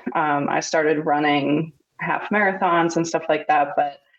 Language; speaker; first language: English; native; English